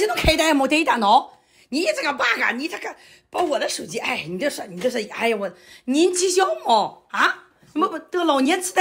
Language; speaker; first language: Chinese; native; Chinese